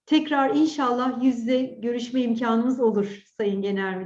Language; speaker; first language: Turkish; native; Turkish